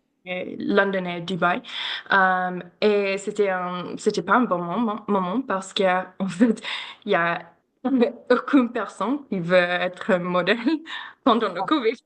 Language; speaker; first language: French; non-native, learner; English